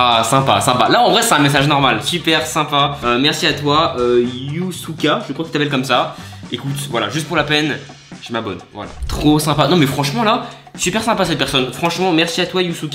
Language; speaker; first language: French; native; French